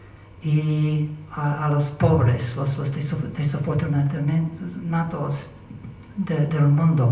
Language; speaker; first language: Spanish; non-native, learner; English